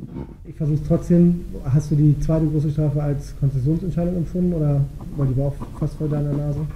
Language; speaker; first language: German; native; German